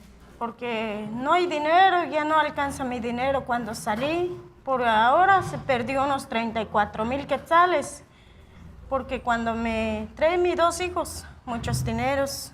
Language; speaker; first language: Spanish; non-native, local second language; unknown